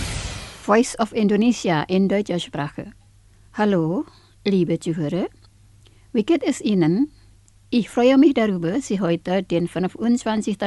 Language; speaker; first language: German; non-native, fluent; Indonesian